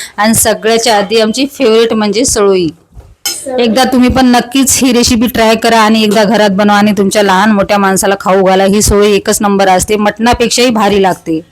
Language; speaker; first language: Marathi; non-native, local second language; Lambadi